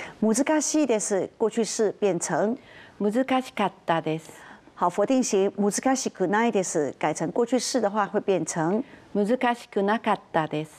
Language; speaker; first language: Japanese; non-native, fluent; Chinese